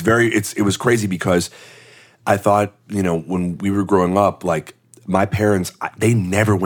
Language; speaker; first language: English; native; English